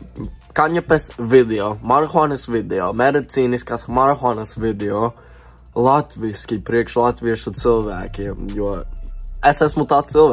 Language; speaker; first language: Latvian; early bilingual, heritage; English